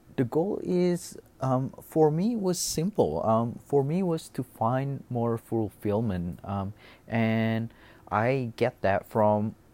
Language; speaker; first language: English; non-native, fluent; Indonesian